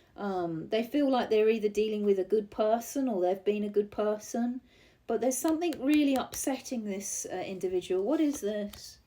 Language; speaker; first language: English; native; English